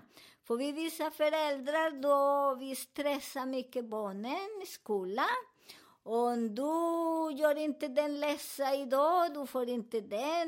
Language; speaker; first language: Swedish; non-native, learner; Spanish